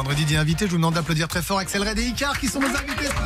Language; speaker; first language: French; native; French